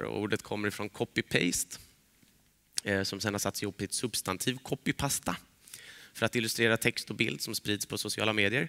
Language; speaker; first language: Swedish; native; Swedish